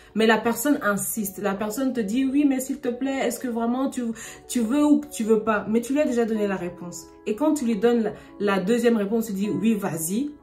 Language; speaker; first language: French; non-native, local second language; Lingala